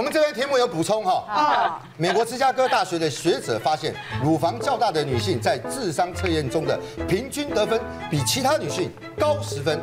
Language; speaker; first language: Chinese; native; Chinese